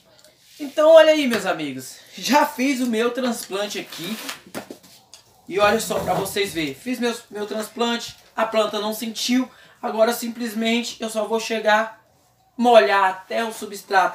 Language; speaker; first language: Portuguese; native; Portuguese